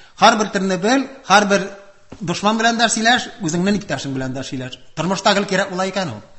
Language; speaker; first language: Tatar; non-native, local second language; Udmurt